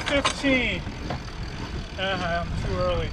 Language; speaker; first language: English; native; English